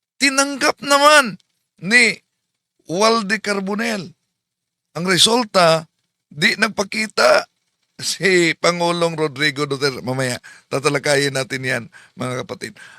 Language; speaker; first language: Filipino; native; Filipino